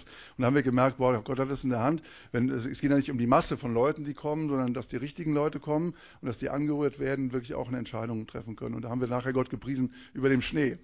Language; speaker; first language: German; native; German